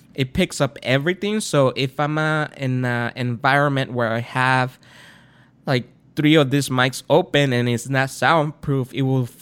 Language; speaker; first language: English; non-native, fluent; Spanish